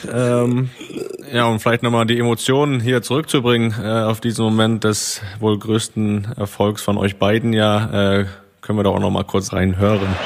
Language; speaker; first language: German; native; German